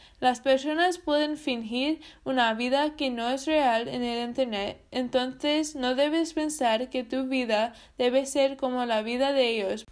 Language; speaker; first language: Spanish; non-native, fluent; English